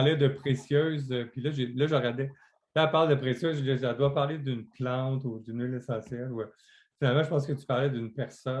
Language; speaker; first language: French; native; French